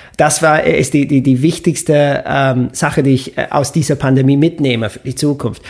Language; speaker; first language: German; non-native, fluent; English